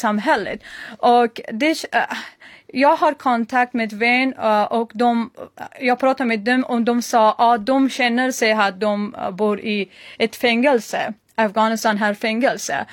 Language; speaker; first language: Swedish; non-native, learner; Persian